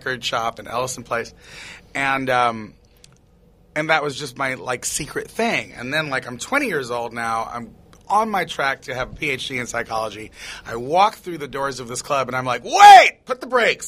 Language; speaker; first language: English; native; English